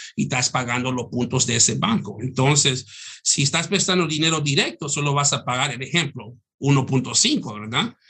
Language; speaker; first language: Spanish; early bilingual, heritage; Spanish